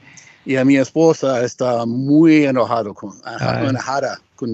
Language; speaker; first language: Spanish; non-native, learner; English